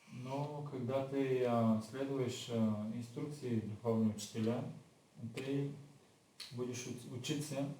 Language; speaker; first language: Russian; non-native, learner; Bulgarian